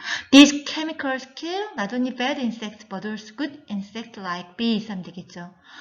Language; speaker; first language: English; non-native, fluent; Korean